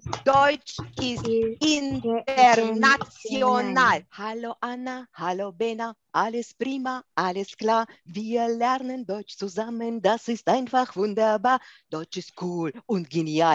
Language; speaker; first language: German; non-native, fluent; Russian